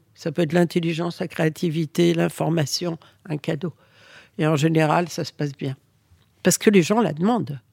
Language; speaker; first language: French; early bilingual, other home language; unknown